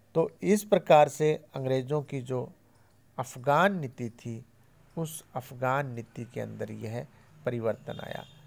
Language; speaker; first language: Hindi; native; Hindi